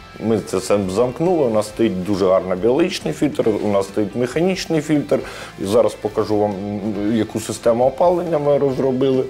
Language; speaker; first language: Ukrainian; native; Ukrainian